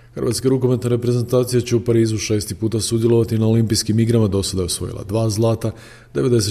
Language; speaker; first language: Croatian; native; Croatian